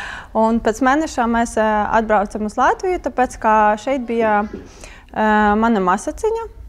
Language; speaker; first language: Latvian; non-native, learner; Ukrainian